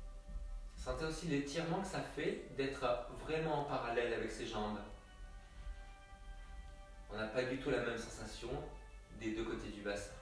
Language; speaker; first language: French; native; French